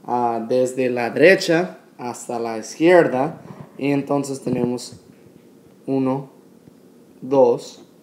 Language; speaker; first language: Spanish; non-native, fluent; English